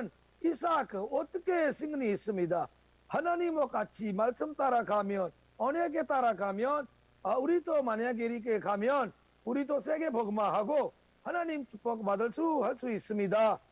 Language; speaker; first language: Korean; non-native, learner; Urdu